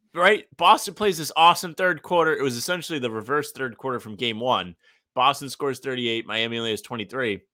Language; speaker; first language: English; native; English